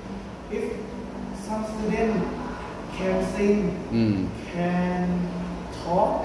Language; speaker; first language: English; non-native, learner; Thai